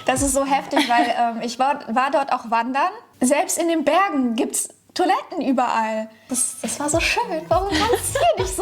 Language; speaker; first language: German; native; German